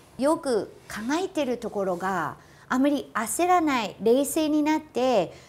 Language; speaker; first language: Japanese; non-native, fluent; English